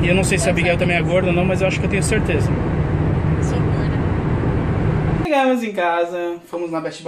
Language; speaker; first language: Portuguese; native; Portuguese